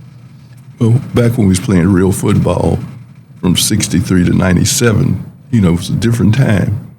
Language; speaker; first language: English; native; English